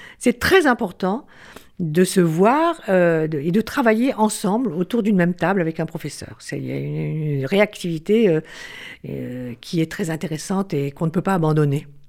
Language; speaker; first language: French; native; French